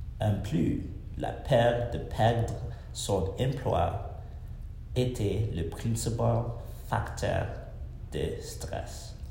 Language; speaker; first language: French; non-native, learner; English